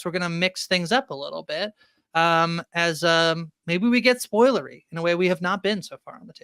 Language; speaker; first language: English; native; English